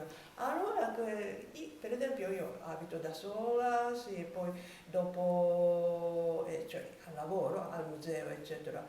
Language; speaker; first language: Italian; non-native, learner; Japanese